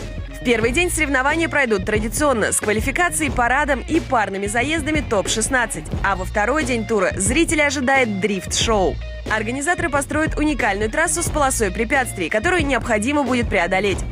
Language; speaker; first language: Russian; native; Russian